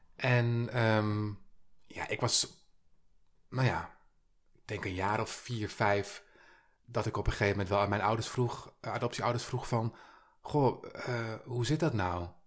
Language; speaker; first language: Dutch; native; Dutch